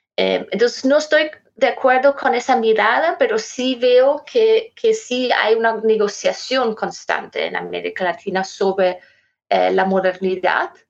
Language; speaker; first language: Spanish; non-native, fluent; German